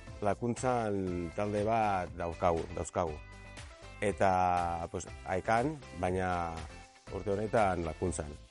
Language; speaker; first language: Basque; non-native, local second language; Spanish